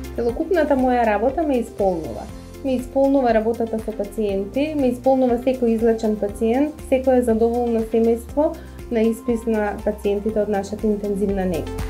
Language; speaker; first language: Macedonian; early bilingual, other home language; Croatian